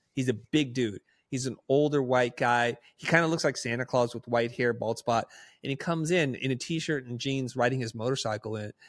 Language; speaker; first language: English; early bilingual, other home language; Vietnamese